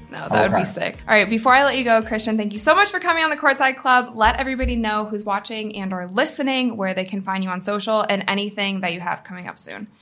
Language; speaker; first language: English; native; English